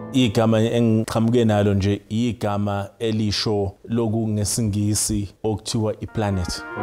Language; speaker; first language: Zulu; native; Zulu